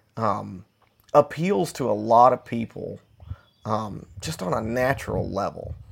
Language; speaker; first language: English; native; English